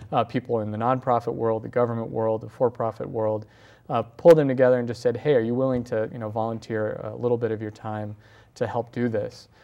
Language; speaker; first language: English; native; English